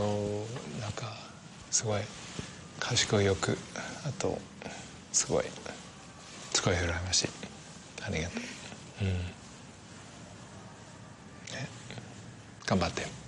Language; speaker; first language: Japanese; non-native, fluent; English